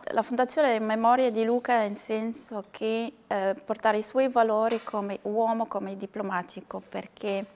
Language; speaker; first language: Italian; non-native, fluent; Arabic